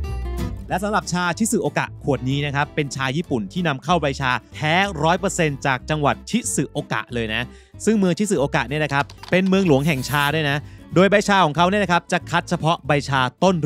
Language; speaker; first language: Thai; native; Thai